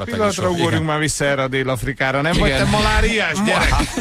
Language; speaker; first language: Hungarian; native; Hungarian